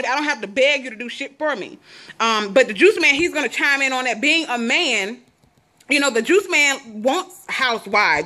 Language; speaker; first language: English; native; English